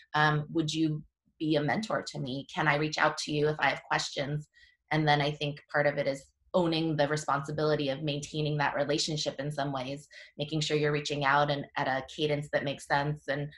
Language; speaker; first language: English; native; English